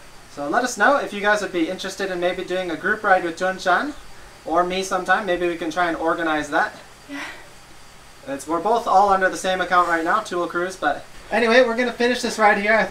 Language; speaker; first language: English; native; English